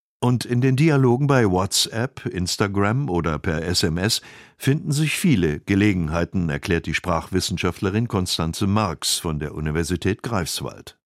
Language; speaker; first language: German; native; German